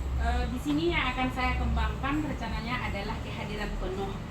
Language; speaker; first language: Indonesian; native; Indonesian